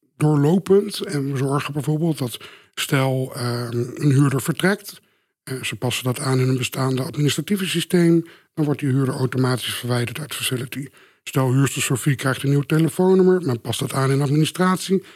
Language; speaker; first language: Dutch; native; Dutch